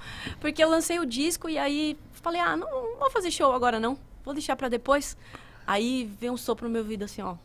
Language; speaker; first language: Portuguese; native; Portuguese